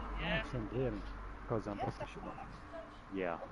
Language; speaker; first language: English; non-native, learner; Polish